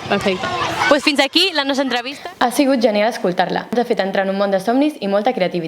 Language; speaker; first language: Catalan; native; Catalan